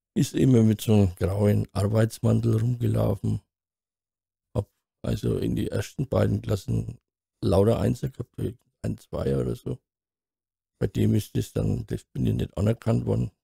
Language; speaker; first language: German; native; German